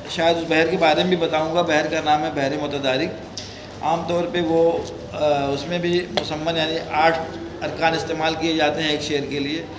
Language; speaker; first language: Urdu; native; Urdu